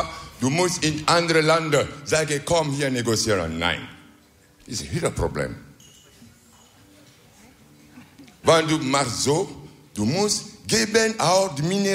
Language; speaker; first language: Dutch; non-native, learner; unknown